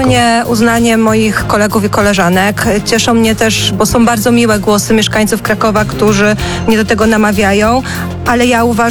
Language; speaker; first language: Polish; native; Polish